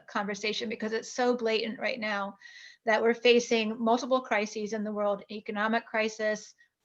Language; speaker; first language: English; native; English